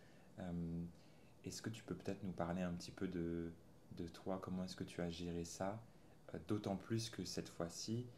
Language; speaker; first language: French; native; French